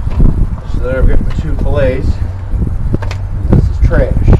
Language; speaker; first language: English; native; English